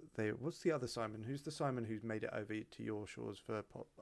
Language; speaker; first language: English; native; English